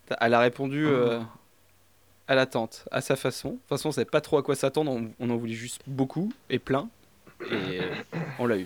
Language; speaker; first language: French; native; French